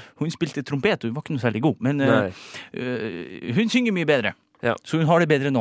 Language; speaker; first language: Norwegian; native; Norwegian